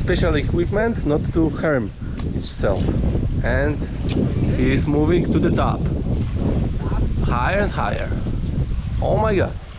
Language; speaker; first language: English; non-native, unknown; Polish